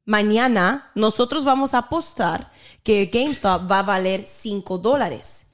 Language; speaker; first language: Spanish; early bilingual, heritage; Spanish